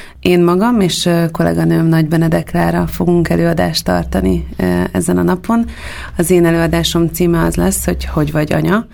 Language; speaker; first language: Hungarian; native; Hungarian